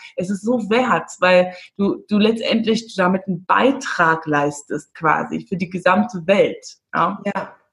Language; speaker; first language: German; early bilingual, heritage; German